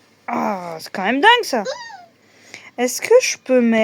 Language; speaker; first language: French; native; French